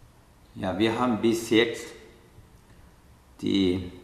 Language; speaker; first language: German; non-native, learner; Sinhala